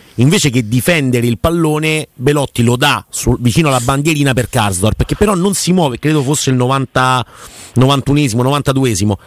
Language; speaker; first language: Italian; native; Italian